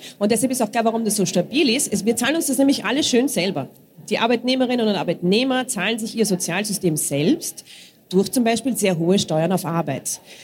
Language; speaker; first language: German; native; German